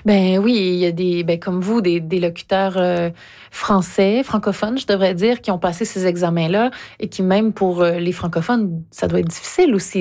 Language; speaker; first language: French; native; French